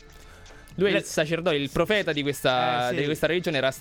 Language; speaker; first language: Italian; native; Italian